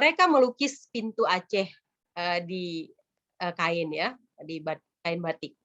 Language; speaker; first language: Indonesian; native; Indonesian